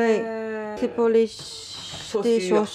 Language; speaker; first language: French; non-native, learner; Japanese